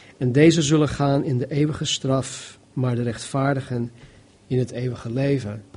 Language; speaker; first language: Dutch; non-native, fluent; English